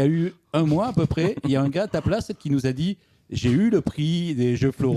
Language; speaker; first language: French; native; French